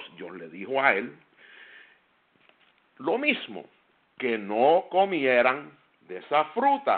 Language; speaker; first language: Spanish; native; Spanish